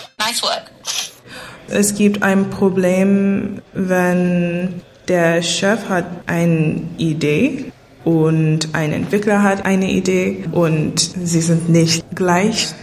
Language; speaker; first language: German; non-native, fluent; English